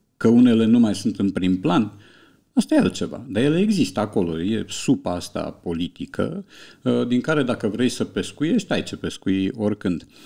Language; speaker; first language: Romanian; native; Romanian